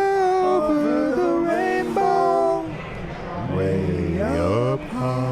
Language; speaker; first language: English; native; English